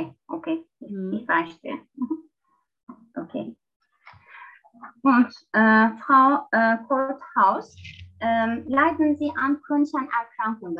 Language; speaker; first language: German; non-native, learner; Turkish